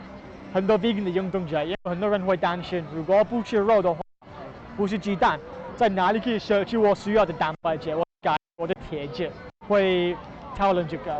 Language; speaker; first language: Chinese; non-native, learner; English